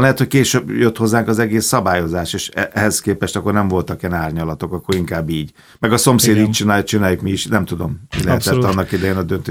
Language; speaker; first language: Hungarian; native; Hungarian